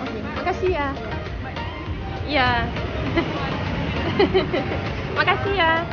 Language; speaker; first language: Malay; non-native, fluent; Russian